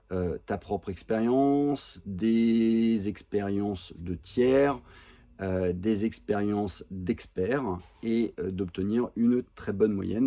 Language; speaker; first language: French; native; French